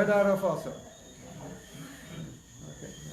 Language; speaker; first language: Spanish; non-native, learner; English